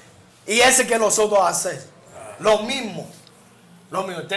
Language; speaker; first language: Spanish; non-native, learner; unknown